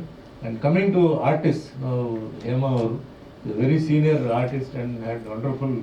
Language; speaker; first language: Kannada; non-native, local second language; Tulu